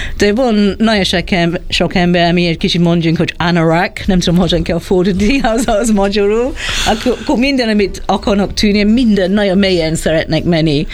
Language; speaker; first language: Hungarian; non-native, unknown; English